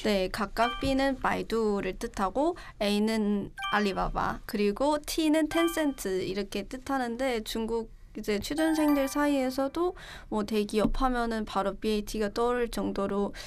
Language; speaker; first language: Korean; non-native, fluent; Chinese